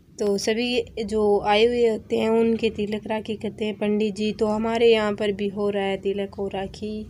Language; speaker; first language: Hindi; native; Hindi